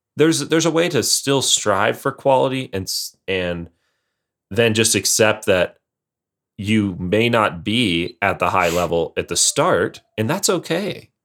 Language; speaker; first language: English; native; English